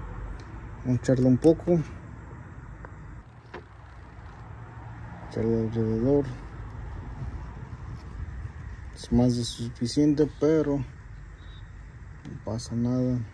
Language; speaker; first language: Spanish; early bilingual, heritage; Spanish